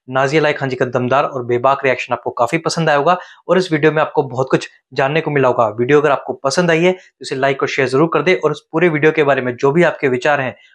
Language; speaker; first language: Hindi; native; Hindi